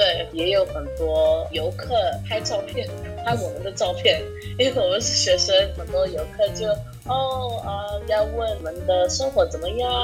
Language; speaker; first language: Chinese; non-native, fluent; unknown